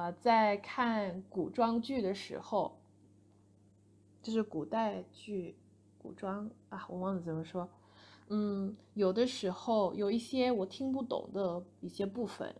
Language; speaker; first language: Chinese; non-native, fluent; English